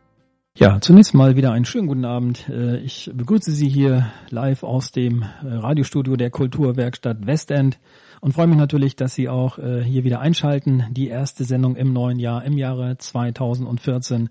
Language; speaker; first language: German; native; German